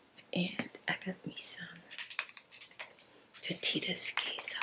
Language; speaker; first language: English; native; English